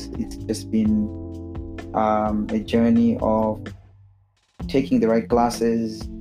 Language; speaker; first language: English; non-native, local second language; Shona